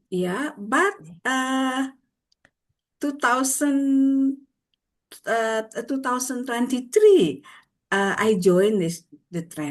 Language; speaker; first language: English; non-native, learner; Indonesian